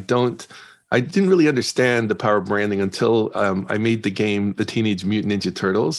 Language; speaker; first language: English; native; English